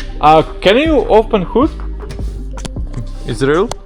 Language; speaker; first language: English; non-native, learner; Ukrainian